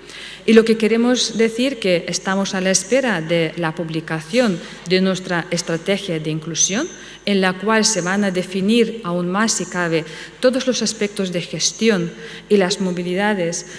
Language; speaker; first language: Spanish; non-native, fluent; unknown